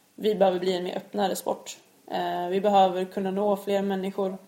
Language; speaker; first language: Swedish; native; Swedish